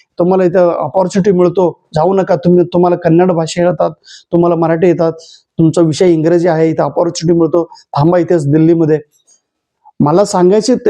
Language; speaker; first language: Marathi; non-native, local second language; Kannada